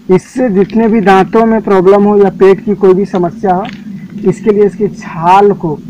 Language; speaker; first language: Hindi; native; Hindi